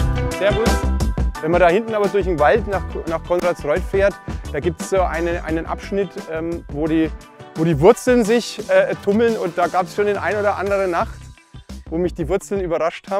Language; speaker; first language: German; native; German